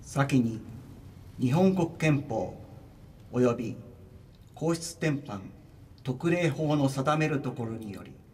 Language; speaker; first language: Japanese; native; Japanese